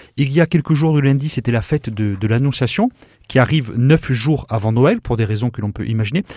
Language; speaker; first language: French; native; French